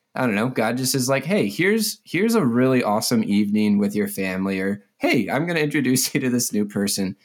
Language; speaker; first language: English; native; English